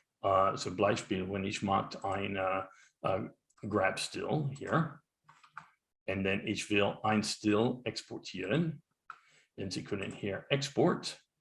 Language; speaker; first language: German; non-native, learner; English